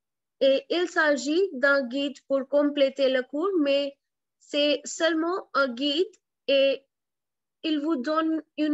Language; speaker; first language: French; non-native, fluent; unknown